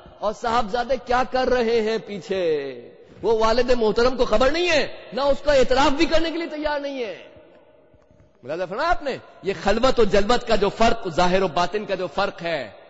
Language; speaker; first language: Urdu; native; Urdu